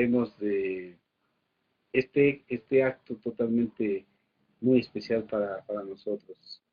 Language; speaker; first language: Spanish; native; Spanish